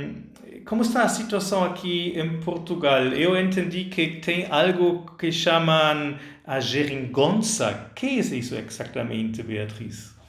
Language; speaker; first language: Portuguese; non-native, fluent; German